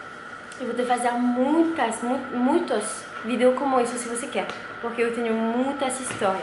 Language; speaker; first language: Portuguese; non-native, fluent; French